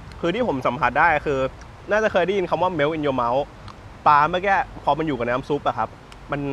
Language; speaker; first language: Thai; native; Thai